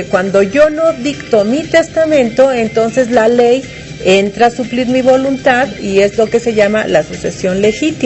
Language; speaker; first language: Spanish; native; Spanish